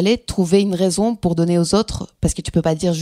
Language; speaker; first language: French; non-native, fluent; Greek